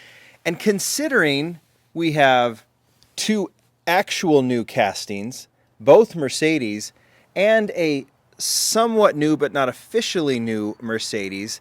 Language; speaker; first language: English; native; English